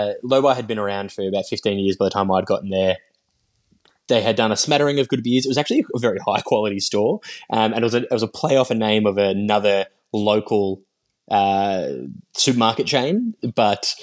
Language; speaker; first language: English; native; English